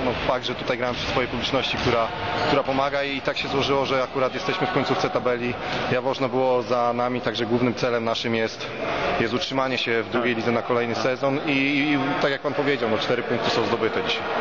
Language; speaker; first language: Polish; native; Polish